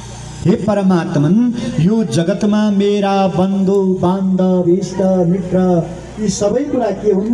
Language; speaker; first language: Nepali; native; Nepali